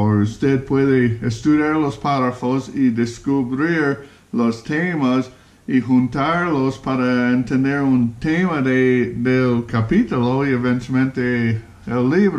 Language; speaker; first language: Spanish; non-native, learner; English